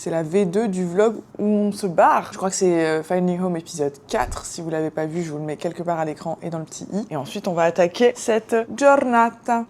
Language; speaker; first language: French; native; French